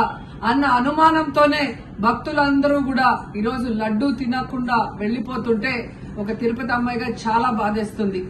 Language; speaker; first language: Telugu; native; Telugu